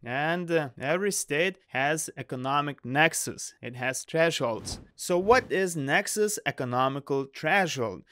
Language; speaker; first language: English; non-native, fluent; Lithuanian